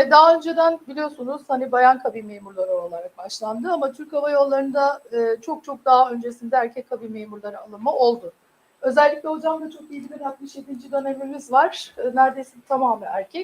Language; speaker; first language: Turkish; native; Turkish